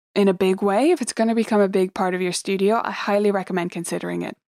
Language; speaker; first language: English; native; English